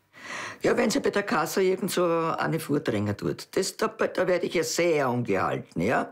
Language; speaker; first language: German; native; German